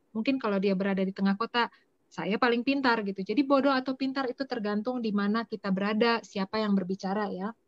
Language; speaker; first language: Indonesian; native; Indonesian